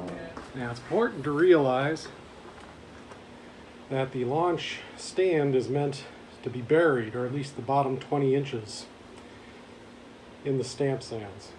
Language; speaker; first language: English; native; English